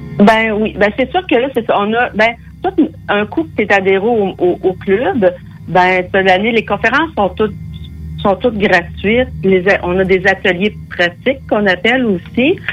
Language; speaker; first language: French; native; French